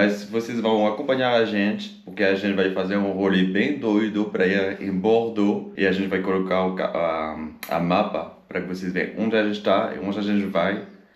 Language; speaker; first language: Portuguese; non-native, fluent; French